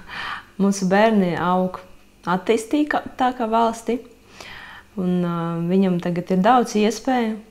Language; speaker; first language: Latvian; non-native, local second language; Russian